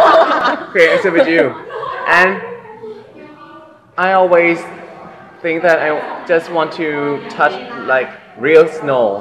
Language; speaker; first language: English; non-native, learner; Thai